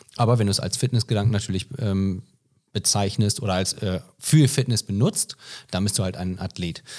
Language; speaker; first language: German; non-native, fluent; English